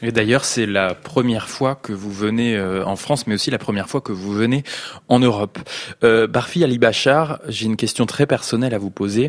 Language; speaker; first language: French; native; French